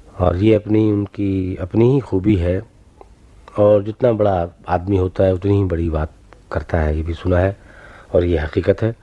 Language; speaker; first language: Urdu; native; Urdu